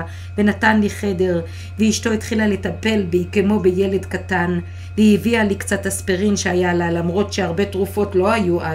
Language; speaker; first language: Hebrew; non-native, fluent; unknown